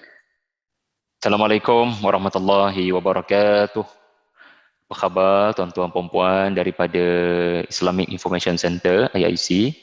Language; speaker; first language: Malay; native; Malay